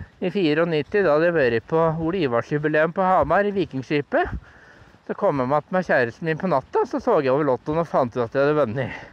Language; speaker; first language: Norwegian; native; Norwegian